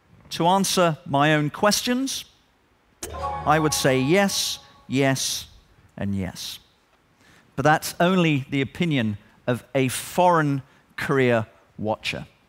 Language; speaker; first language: English; native; English